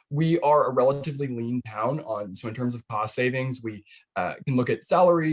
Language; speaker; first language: English; native; English